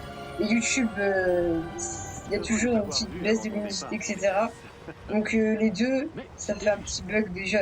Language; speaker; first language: French; native; French